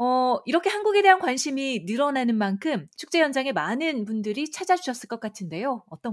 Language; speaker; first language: Korean; native; Korean